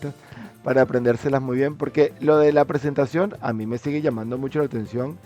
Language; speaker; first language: Spanish; native; Spanish